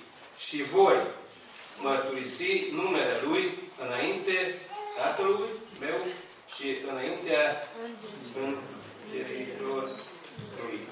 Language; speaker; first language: Romanian; non-native, learner; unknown